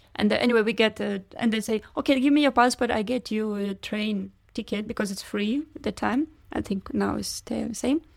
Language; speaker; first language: English; non-native, fluent; Ukrainian